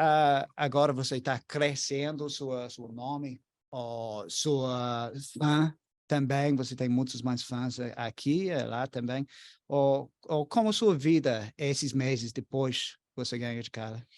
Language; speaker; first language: Portuguese; non-native, learner; English